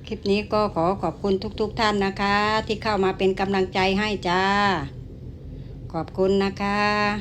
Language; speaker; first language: Thai; native; Thai